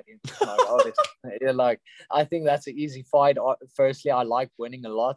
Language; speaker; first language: English; non-native, local second language; Afrikaans